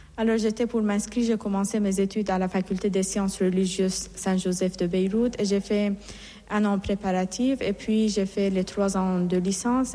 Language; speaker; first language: French; non-native, fluent; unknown